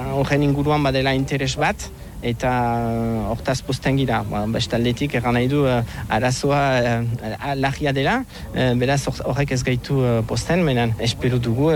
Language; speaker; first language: Basque; native; Basque